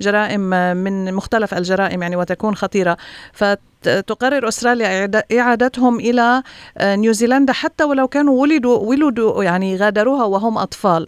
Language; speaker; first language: Arabic; native; Arabic